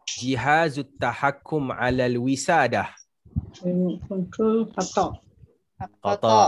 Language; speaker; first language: Arabic; non-native, fluent; Malay